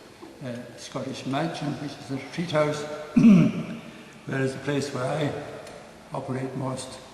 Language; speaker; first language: English; native; English